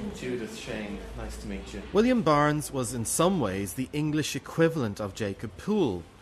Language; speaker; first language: English; native; English